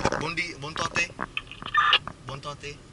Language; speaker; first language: Vietnamese; native; Vietnamese